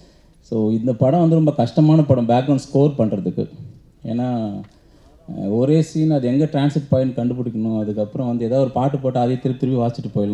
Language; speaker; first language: Tamil; native; Tamil